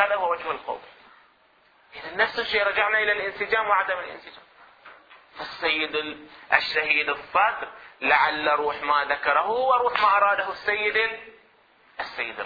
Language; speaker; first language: Arabic; native; Arabic